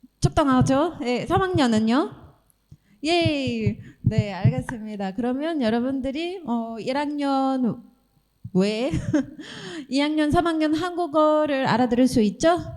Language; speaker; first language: Korean; non-native, fluent; Arabic